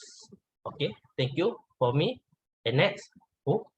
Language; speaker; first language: English; non-native, learner; Malay